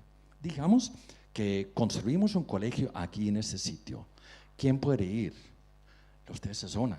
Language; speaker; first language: Spanish; non-native, fluent; Dutch